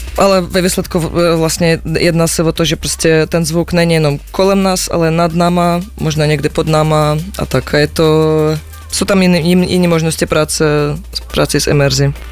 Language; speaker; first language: Czech; non-native, fluent; Russian